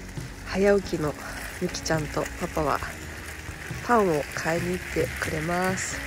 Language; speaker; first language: Japanese; native; Japanese